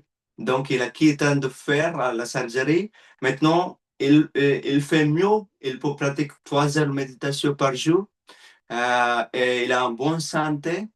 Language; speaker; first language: French; non-native, learner; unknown